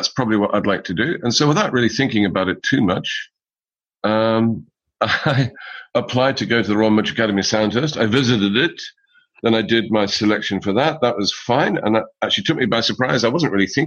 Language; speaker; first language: English; native; English